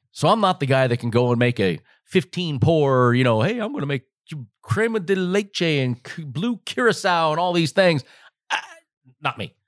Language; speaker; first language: English; native; English